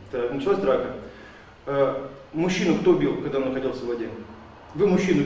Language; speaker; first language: Russian; native; Russian